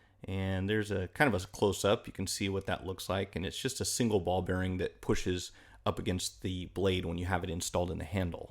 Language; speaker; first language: English; native; English